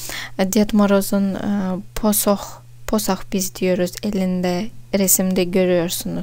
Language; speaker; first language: Turkish; non-native, fluent; Russian